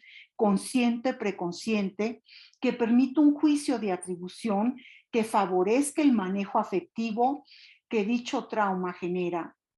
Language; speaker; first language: Spanish; native; Spanish